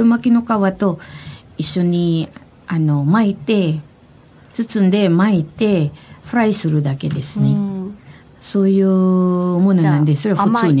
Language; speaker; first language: Japanese; non-native, fluent; Filipino